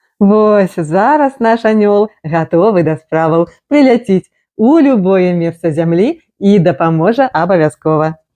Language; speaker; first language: Belarusian; non-native, local second language; Russian